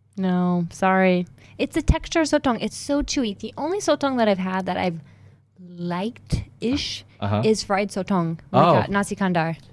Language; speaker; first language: English; native; English